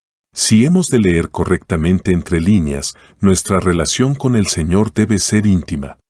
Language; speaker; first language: Spanish; native; Spanish